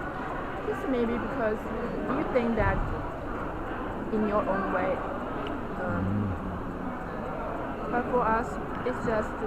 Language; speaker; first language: English; non-native, learner; Chinese